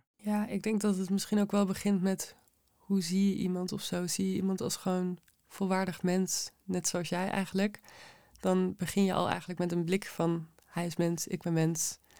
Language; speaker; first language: Dutch; native; Dutch